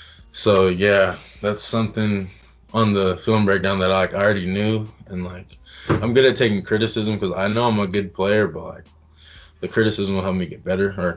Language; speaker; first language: English; native; English